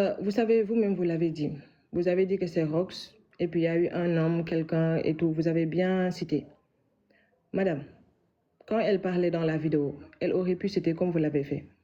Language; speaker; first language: French; non-native, local second language; Wolof